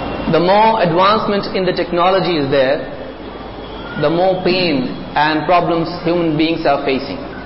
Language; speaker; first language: English; non-native, local second language; Urdu